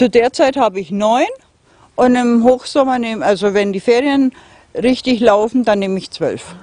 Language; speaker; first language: German; non-native, fluent; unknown